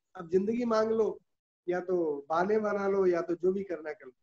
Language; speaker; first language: Hindi; native; Hindi